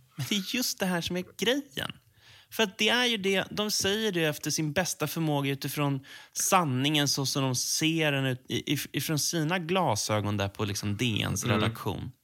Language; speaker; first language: Swedish; native; Swedish